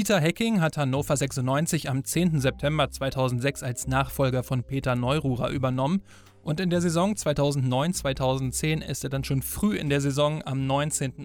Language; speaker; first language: German; native; German